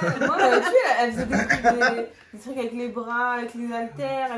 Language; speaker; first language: French; native; French